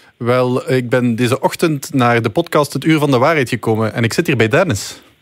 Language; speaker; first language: Dutch; native; Dutch